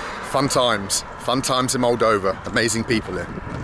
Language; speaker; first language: English; native; English